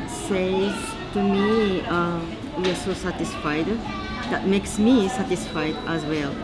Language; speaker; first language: English; non-native, learner; Japanese